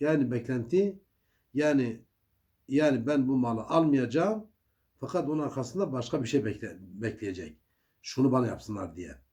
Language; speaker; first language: Turkish; native; Turkish